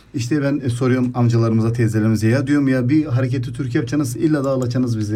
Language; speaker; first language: Turkish; native; Turkish